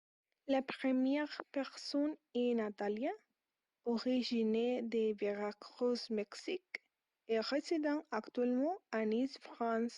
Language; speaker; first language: French; non-native, learner; Spanish